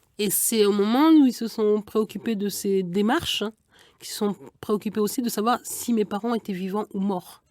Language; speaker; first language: French; early bilingual, other home language; Igbo